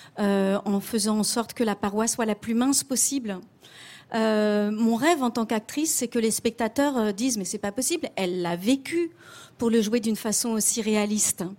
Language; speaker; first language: French; native; French